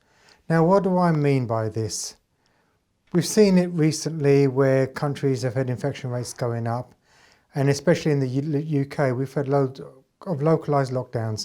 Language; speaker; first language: English; native; English